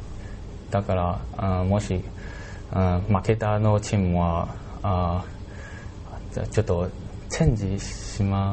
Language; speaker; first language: Japanese; non-native, learner; Chinese